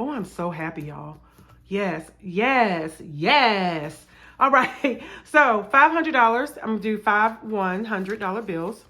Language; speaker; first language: English; native; English